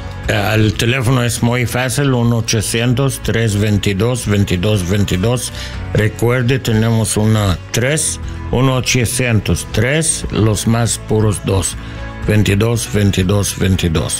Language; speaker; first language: Spanish; non-native, learner; English